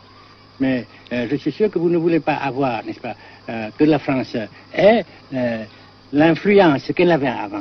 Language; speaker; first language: French; non-native, fluent; Vietnamese